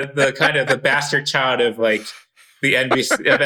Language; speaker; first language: English; native; English